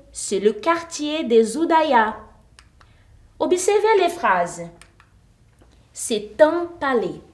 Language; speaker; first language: French; non-native, fluent; Portuguese